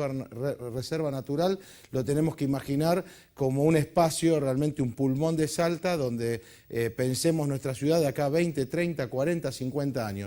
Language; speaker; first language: Spanish; native; Spanish